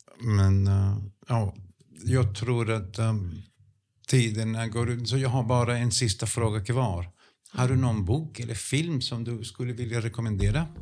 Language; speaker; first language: Swedish; non-native, fluent; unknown